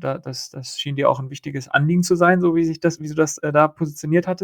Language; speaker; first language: German; native; German